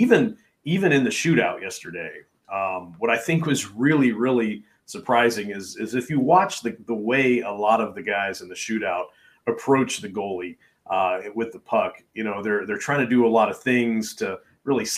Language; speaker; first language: English; native; English